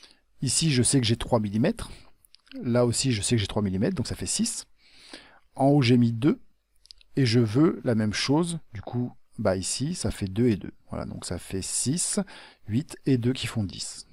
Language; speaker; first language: French; native; French